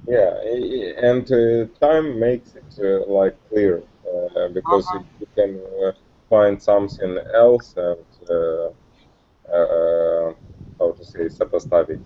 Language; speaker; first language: English; non-native, learner; Russian